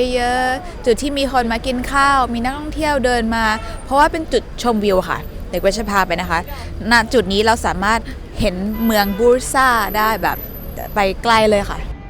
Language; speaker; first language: Thai; native; Thai